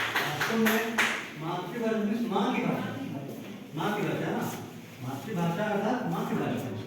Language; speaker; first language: Hindi; native; Hindi